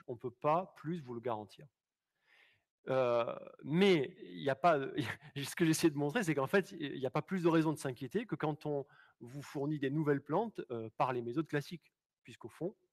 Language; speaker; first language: French; native; French